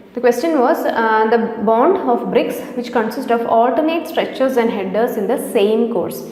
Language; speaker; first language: English; non-native, local second language; Malayalam